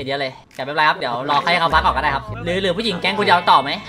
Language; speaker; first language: Thai; native; Thai